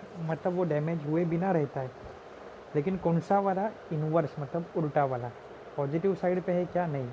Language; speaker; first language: Hindi; non-native, local second language; Marathi